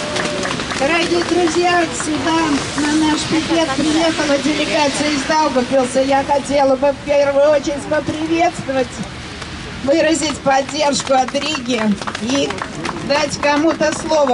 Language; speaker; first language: Russian; native; Russian